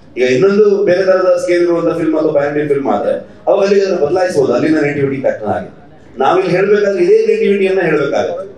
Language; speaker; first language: Kannada; native; Kannada